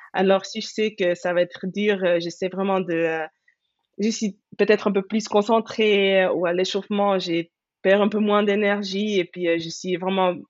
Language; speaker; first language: French; native; French